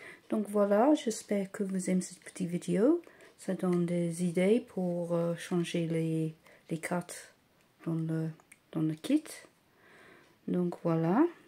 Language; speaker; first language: French; non-native, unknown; English